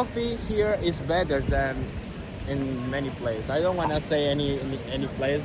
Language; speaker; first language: English; non-native, learner; Spanish